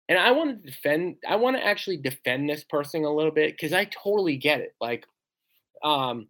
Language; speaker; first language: English; native; English